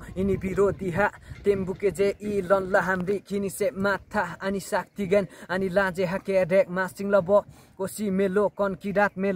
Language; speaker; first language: Nepali; non-native, local second language; Limbu